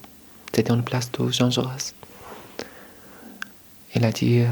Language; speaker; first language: French; non-native, learner; Arabic